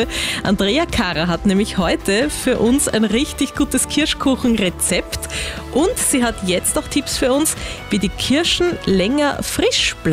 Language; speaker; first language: German; native; German